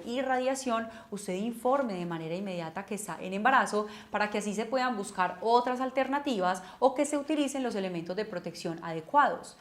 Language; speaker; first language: Spanish; native; Spanish